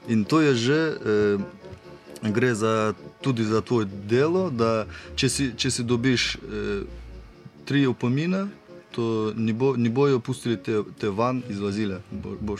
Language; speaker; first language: Slovenian; non-native, learner; Russian